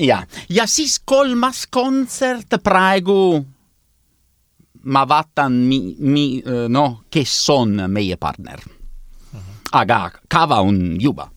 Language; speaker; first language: Estonian; non-native, learner; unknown